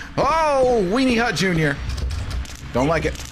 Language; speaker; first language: English; native; English